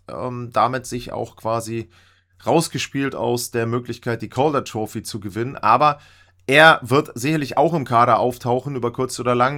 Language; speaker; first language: German; native; German